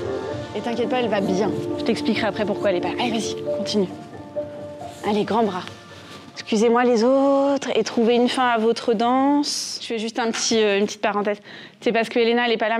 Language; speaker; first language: French; native; French